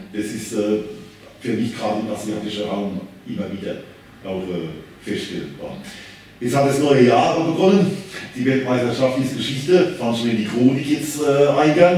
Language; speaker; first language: German; native; German